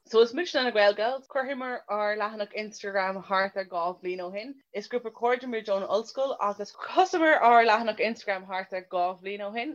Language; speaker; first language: Irish; non-native, local second language; English